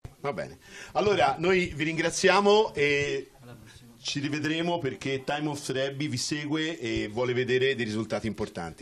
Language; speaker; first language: Italian; native; Italian